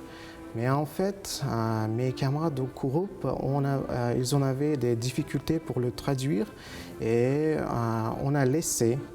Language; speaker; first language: French; non-native, fluent; Uzbek